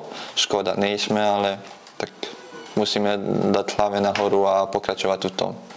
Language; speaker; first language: Czech; non-native, fluent; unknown